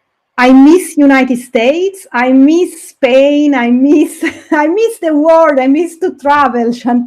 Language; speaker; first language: English; non-native, fluent; Italian